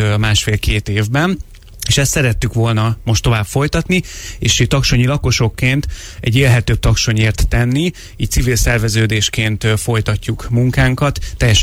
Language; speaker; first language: Hungarian; native; Hungarian